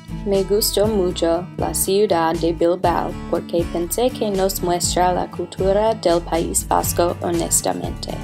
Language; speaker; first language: Spanish; non-native, learner; English